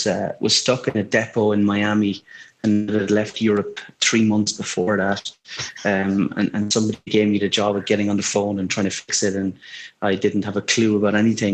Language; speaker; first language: English; native; English